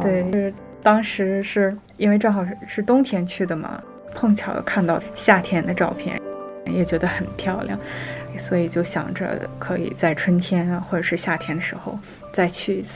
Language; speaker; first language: Chinese; native; Chinese